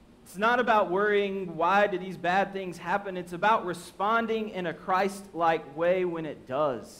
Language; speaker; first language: English; native; English